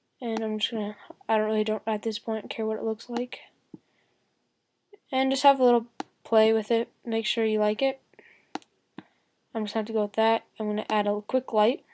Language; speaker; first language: English; native; English